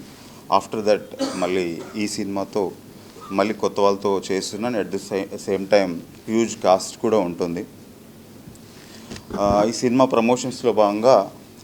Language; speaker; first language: Telugu; native; Telugu